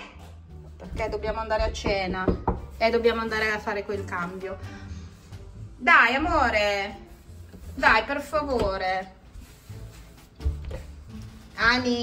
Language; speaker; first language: Italian; native; Italian